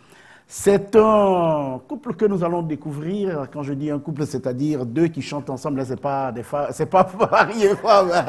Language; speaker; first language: French; native; French